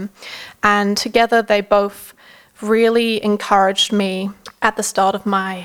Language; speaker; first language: English; native; English